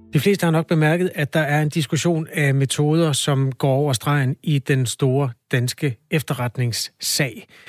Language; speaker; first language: Danish; native; Danish